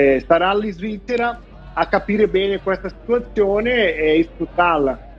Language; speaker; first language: Italian; non-native, fluent; Portuguese